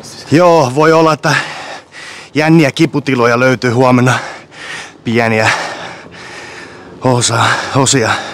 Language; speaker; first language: Finnish; native; Finnish